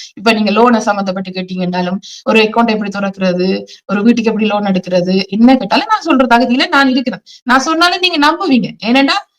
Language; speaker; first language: Tamil; early bilingual, heritage; Tamil